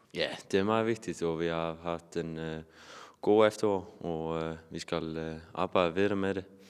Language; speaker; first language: Danish; non-native, fluent; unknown